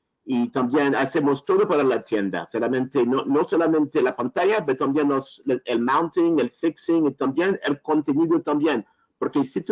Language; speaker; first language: Spanish; non-native, learner; French